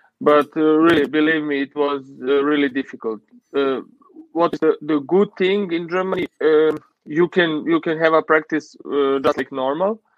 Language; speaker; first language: English; non-native, learner; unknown